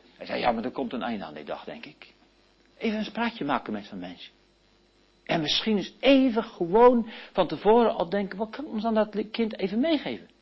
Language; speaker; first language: Dutch; early bilingual, heritage; Dutch